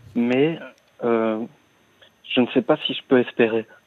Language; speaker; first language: French; native; French